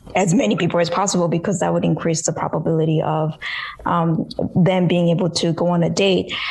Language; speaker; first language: English; early bilingual, other home language; Korean